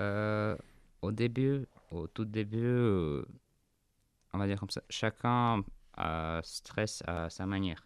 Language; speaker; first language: French; non-native, fluent; Armenian